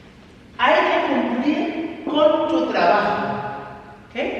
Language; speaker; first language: Spanish; non-native, fluent; English